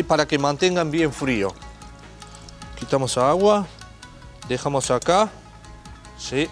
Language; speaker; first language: Spanish; non-native, learner; Japanese